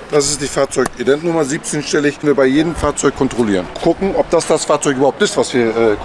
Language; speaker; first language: German; native; German